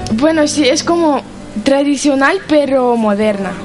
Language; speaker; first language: Spanish; non-native, learner; Ukrainian